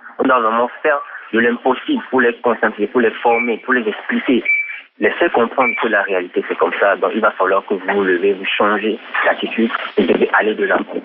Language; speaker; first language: French; non-native, local second language; Ewe